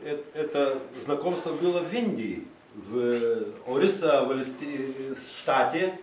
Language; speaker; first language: Russian; non-native, fluent; Lithuanian